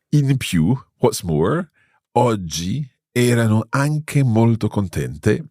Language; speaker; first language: Italian; non-native, fluent; English